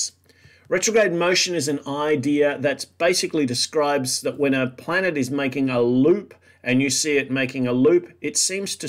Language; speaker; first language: English; native; English